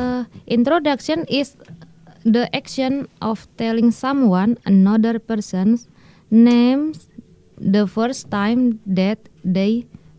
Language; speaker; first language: English; non-native, learner; Indonesian